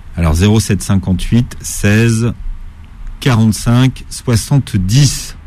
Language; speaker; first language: French; native; French